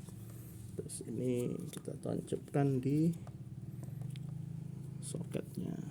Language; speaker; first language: Indonesian; native; Indonesian